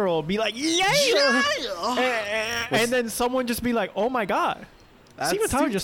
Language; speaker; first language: English; non-native, fluent; Spanish